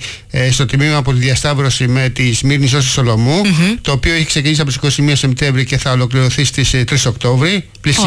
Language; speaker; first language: Greek; native; Greek